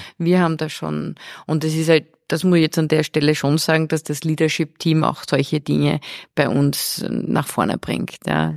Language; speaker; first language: German; early bilingual, heritage; German